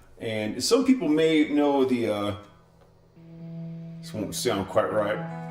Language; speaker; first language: English; native; English